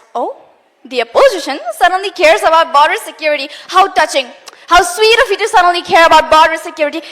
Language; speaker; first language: English; non-native, local second language; Nepali